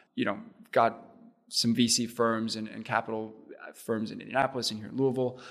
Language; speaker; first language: English; native; English